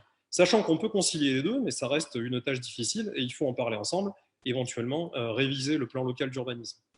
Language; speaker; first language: French; native; French